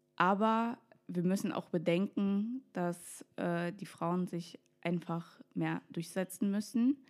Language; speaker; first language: German; non-native, fluent; Russian